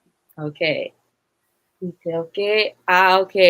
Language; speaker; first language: Spanish; non-native, fluent; English